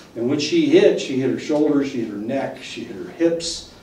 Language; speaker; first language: English; native; English